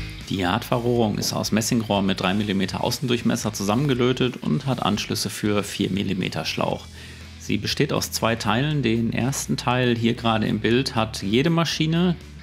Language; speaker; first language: German; native; German